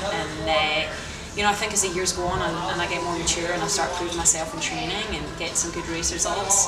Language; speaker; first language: English; native; English